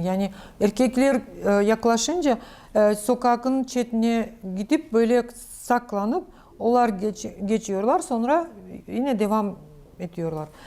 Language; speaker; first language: Turkish; non-native, learner; Crimean Tatar